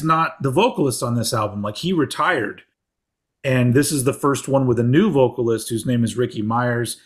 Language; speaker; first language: English; native; English